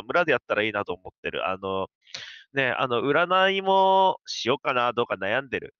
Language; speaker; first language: Japanese; native; Japanese